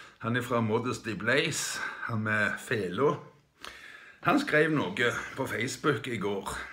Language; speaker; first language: Norwegian; native; Norwegian